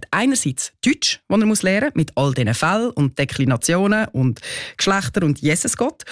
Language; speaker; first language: German; native; German